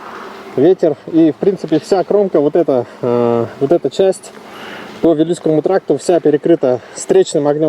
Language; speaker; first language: Russian; native; Russian